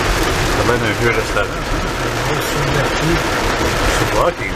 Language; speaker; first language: French; non-native, local second language; English